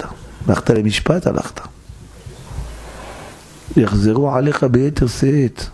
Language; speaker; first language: Hebrew; native; Hebrew